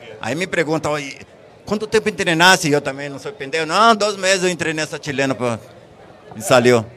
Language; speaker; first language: Spanish; non-native, fluent; Portuguese